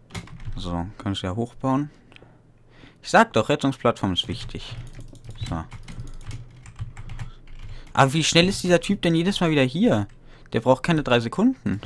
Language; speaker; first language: German; native; German